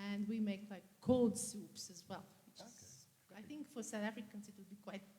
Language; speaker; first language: English; non-native, fluent; Latvian